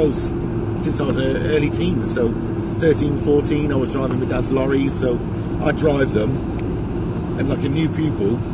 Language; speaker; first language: English; native; English